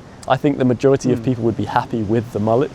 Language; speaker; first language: English; native; English